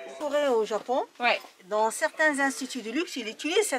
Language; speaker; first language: French; native; French